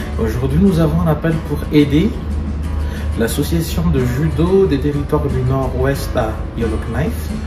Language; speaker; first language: French; non-native, fluent; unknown